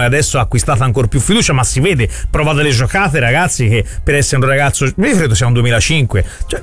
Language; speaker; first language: Italian; native; Italian